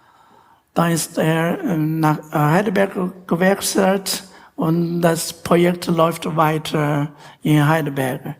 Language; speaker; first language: German; non-native, learner; Chinese